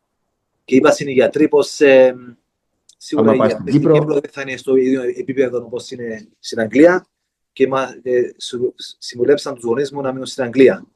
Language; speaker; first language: Greek; early bilingual, heritage; Greek